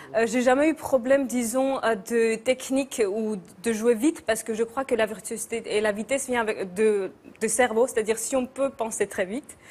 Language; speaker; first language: French; non-native, fluent; Georgian